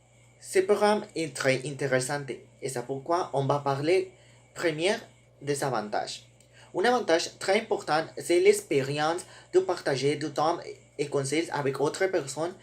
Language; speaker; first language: French; non-native, learner; Spanish